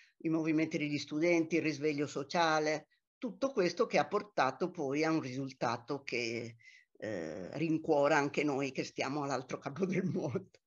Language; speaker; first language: Italian; native; Italian